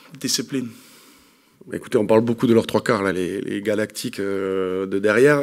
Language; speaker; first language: French; native; French